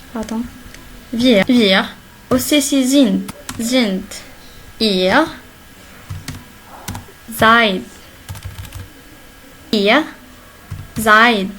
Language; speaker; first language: German; non-native, learner; Arabic